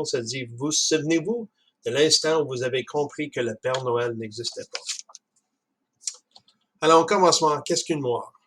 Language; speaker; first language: French; non-native, fluent; English